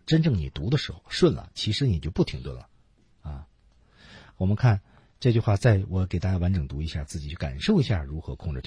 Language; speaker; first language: Chinese; native; Chinese